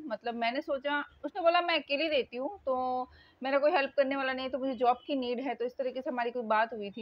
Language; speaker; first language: Hindi; native; Hindi